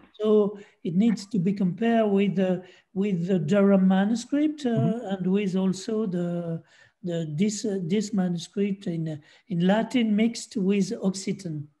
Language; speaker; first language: English; non-native, fluent; French